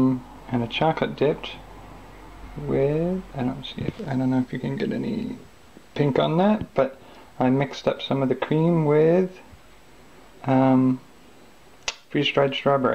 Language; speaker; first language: English; native; English